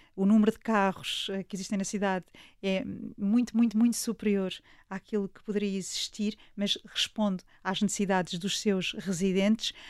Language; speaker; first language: Portuguese; native; Portuguese